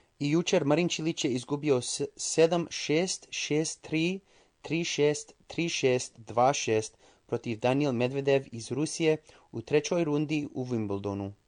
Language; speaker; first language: Croatian; early bilingual, heritage; Croatian